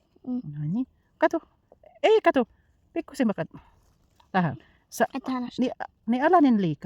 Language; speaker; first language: Finnish; non-native, learner; Bikol